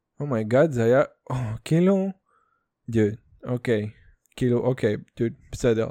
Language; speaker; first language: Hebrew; early bilingual, other home language; Russian